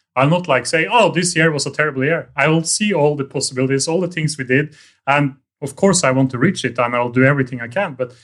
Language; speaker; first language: English; non-native, fluent; Norwegian